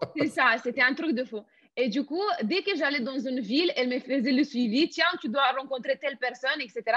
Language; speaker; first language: French; non-native, fluent; Romanian